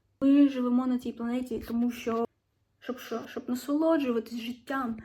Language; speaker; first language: Ukrainian; non-native, local second language; Russian